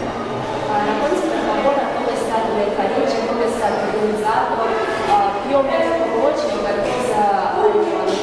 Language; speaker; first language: Italian; non-native, learner; Russian